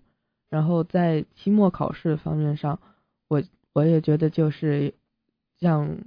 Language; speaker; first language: Chinese; early bilingual, heritage; English